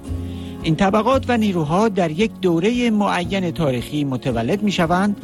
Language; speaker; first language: Persian; native; Persian